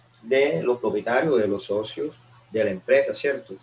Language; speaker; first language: Spanish; native; Spanish